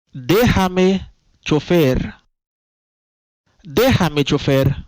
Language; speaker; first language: Spanish; non-native, fluent; Haitian Creole